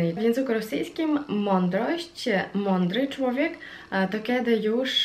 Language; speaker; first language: Polish; non-native, fluent; Russian